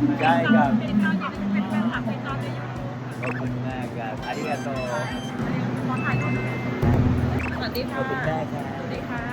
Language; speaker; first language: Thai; non-native, learner; Japanese